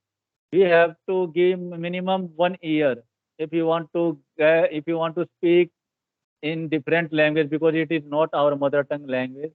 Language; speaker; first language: English; non-native, learner; Hindi